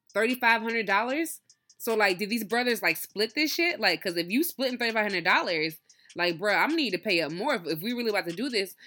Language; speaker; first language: English; early bilingual, other home language; Yoruba